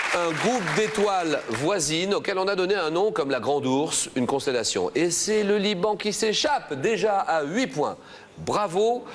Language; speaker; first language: French; native; French